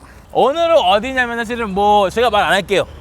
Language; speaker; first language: Korean; early bilingual, other home language; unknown